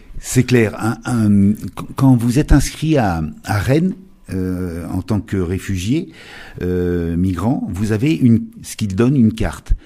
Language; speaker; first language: French; native; French